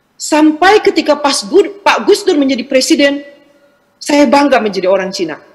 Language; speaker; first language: Indonesian; native; Indonesian